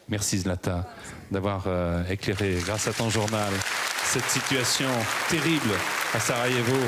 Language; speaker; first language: French; native; French